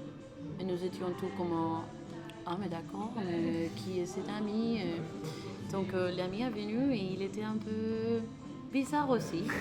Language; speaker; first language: French; non-native, learner; Spanish